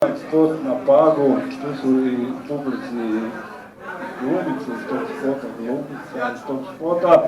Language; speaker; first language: Bosnian; native; Bosnian